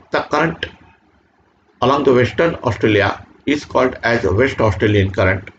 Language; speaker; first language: English; non-native, local second language; Marathi